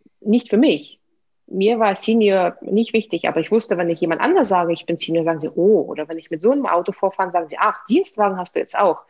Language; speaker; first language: German; non-native, fluent; Russian